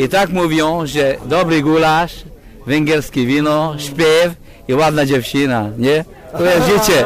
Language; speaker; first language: Polish; non-native, learner; Hungarian